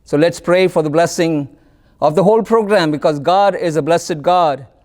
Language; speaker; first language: English; non-native, local second language; Malayalam